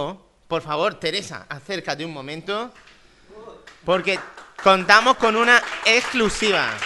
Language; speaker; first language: Spanish; native; Spanish